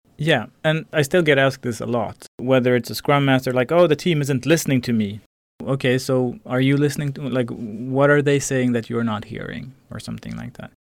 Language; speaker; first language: English; non-native, fluent; Swedish